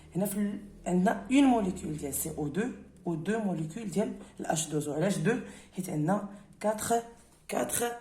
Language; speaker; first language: French; non-native, local second language; Arabic